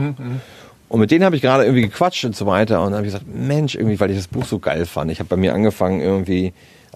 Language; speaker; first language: German; native; German